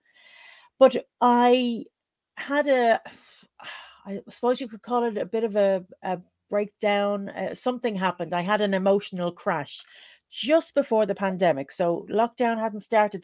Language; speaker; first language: English; native; English